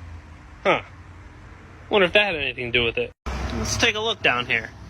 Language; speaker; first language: English; native; English